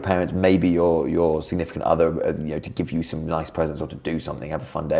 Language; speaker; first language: English; native; English